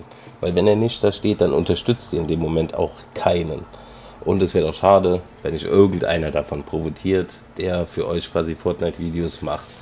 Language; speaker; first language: German; native; German